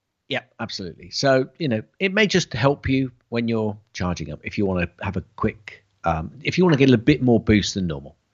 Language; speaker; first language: English; native; English